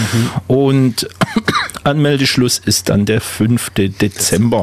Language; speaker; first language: German; native; German